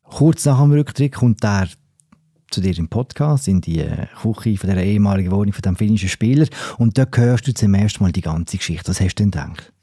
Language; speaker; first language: German; native; German